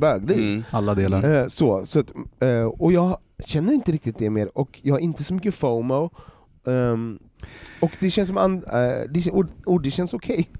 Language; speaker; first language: Swedish; native; Swedish